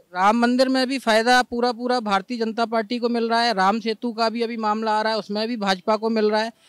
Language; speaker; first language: Hindi; native; Hindi